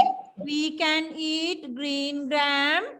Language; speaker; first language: English; non-native, fluent; Sinhala